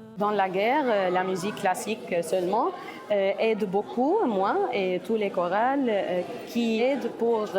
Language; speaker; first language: French; non-native, learner; Arabic